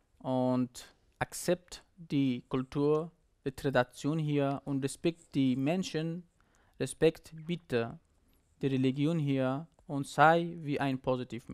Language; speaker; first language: German; non-native, learner; Persian